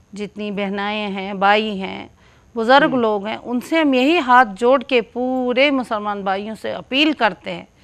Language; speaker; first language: Hindi; native; Hindi